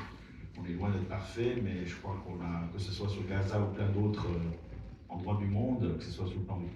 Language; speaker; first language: French; native; French